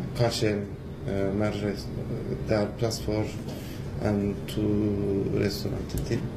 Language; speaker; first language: Norwegian; non-native, learner; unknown